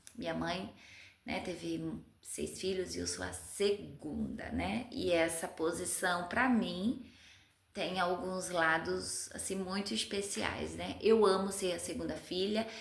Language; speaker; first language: Portuguese; native; Portuguese